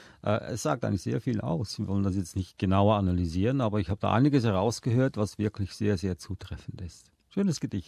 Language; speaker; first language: German; native; German